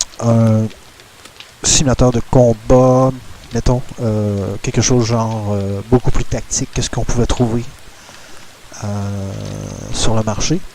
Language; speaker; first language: French; native; French